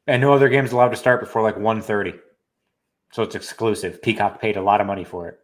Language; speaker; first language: English; native; English